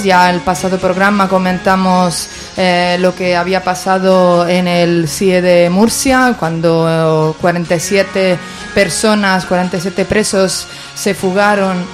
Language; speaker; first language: Spanish; native; Spanish